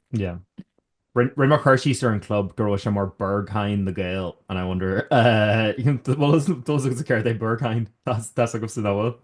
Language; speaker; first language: Irish; native; Irish